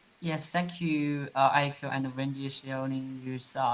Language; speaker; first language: English; non-native, learner; Chinese